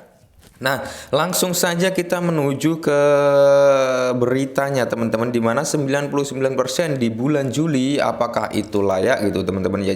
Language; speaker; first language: Indonesian; native; Indonesian